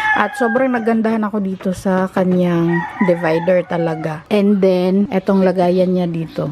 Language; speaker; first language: Filipino; non-native, local second language; Cebuano